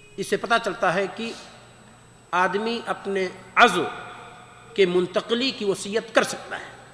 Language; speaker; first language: Urdu; native; Urdu